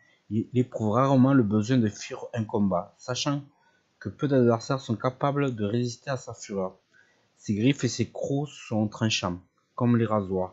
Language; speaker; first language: French; native; French